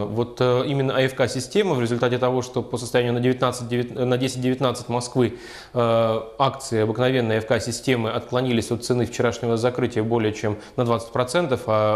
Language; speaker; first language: Russian; native; Russian